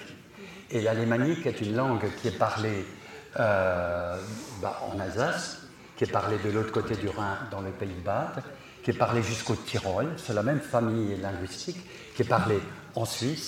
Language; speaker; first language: French; non-native, local second language; Swiss German